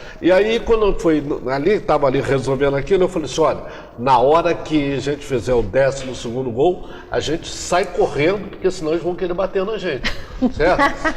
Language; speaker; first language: Portuguese; native; Portuguese